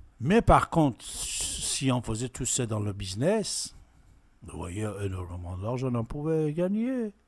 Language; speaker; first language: French; non-native, fluent; Persian